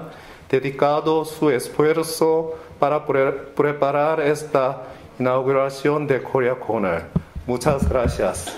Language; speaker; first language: Spanish; non-native, learner; Korean